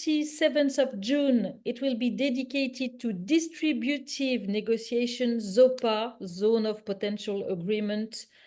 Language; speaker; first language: English; non-native, fluent; French